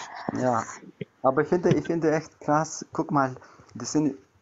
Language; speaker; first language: German; non-native, learner; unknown